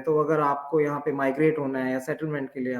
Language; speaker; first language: Hindi; native; Hindi